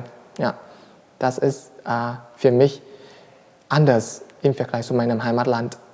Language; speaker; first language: German; non-native, learner; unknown